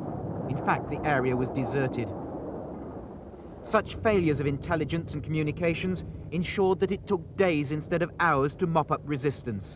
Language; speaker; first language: English; native; English